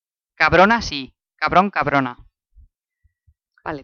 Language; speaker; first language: Spanish; native; Spanish